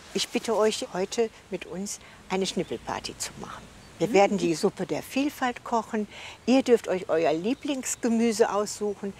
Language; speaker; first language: German; native; German